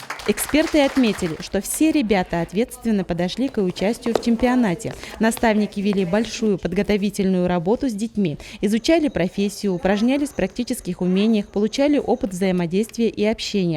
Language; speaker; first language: Russian; native; Russian